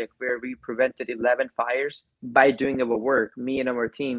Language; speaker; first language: English; non-native, local second language; Gujarati